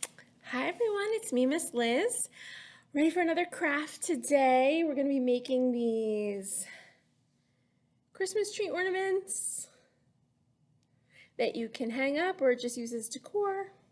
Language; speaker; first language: English; native; English